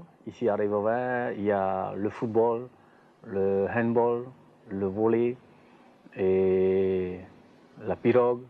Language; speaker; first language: French; non-native, local second language; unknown